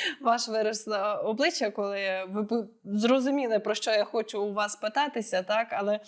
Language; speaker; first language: Ukrainian; native; Ukrainian